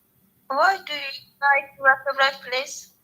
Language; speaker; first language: English; non-native, learner; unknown